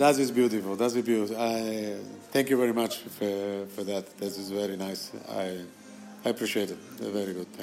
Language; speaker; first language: English; non-native, fluent; Italian